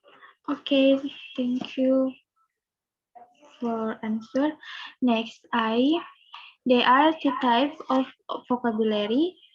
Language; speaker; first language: English; non-native, learner; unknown